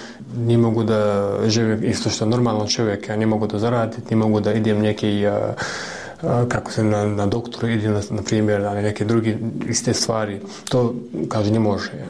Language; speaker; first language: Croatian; non-native, learner; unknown